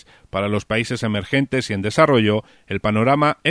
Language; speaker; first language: Spanish; native; Spanish